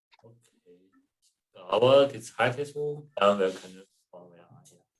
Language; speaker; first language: German; non-native, learner; Chinese